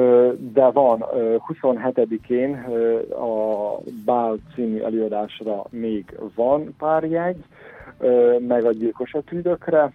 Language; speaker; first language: Hungarian; native; Hungarian